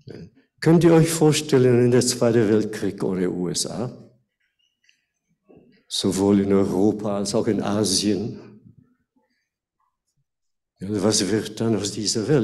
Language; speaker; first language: German; non-native, fluent; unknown